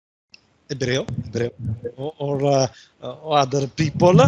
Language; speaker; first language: English; non-native, learner; Italian